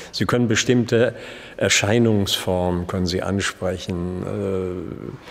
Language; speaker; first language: German; native; German